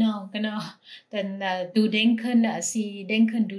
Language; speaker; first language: German; non-native, learner; Thai